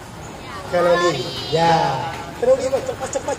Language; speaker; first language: Indonesian; non-native, learner; Thai